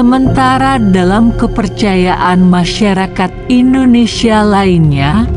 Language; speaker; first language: Indonesian; native; Indonesian